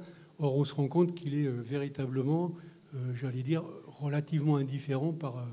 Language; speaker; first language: French; native; French